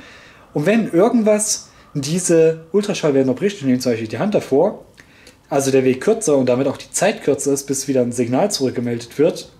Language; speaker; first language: German; native; German